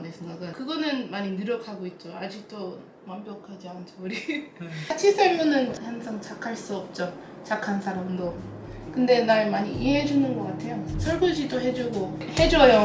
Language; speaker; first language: Korean; non-native, fluent; English